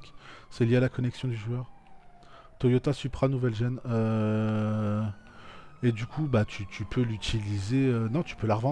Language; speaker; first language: French; native; French